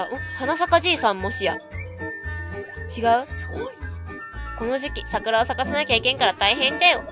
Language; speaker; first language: Japanese; native; Japanese